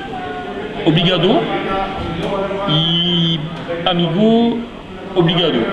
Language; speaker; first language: Portuguese; non-native, learner; French